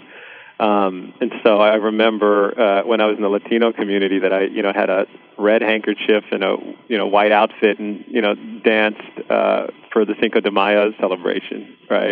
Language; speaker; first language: English; early bilingual, other home language; Sinhala